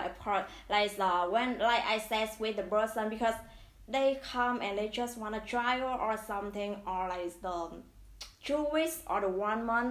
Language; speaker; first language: English; non-native, learner; Vietnamese